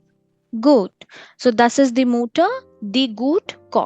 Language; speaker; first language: German; non-native, fluent; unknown